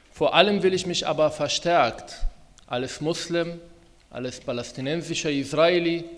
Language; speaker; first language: German; non-native, fluent; Arabic